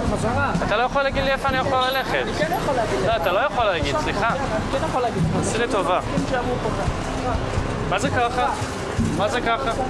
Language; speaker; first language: Hebrew; non-native, fluent; Portuguese